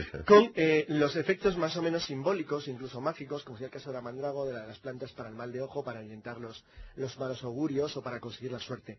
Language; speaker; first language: Spanish; native; Spanish